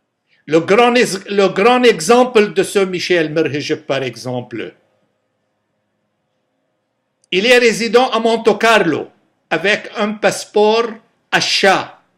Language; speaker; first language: French; non-native, local second language; Arabic